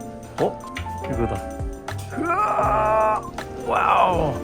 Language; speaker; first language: Korean; non-native, learner; German